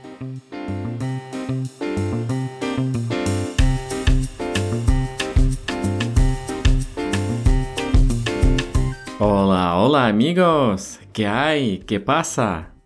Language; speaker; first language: Spanish; non-native, fluent; Russian